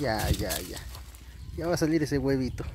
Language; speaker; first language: Spanish; native; Spanish